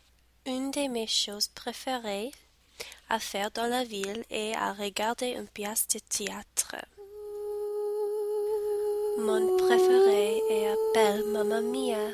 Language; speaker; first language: French; non-native, learner; English